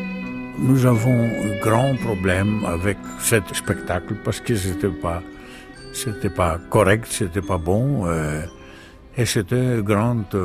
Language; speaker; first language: French; non-native, learner; Greek